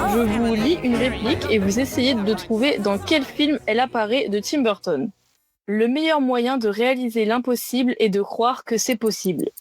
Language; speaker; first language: French; native; French